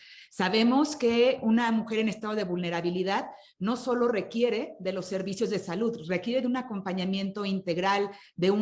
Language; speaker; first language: Spanish; native; Spanish